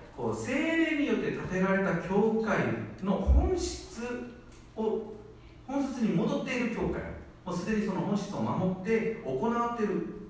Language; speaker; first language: Japanese; non-native, fluent; Korean